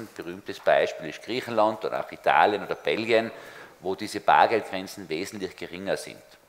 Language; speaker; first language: German; native; German